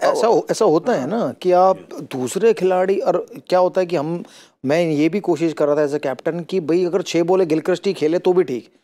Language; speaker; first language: Hindi; native; Hindi